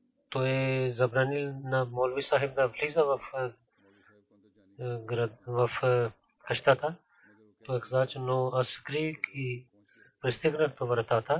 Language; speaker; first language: Bulgarian; non-native, learner; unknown